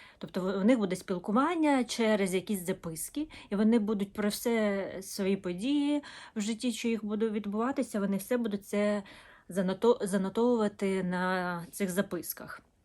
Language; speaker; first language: Ukrainian; non-native, local second language; Russian